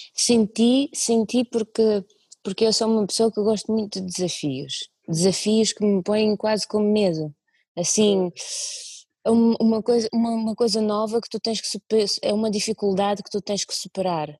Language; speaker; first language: Portuguese; non-native, fluent; Russian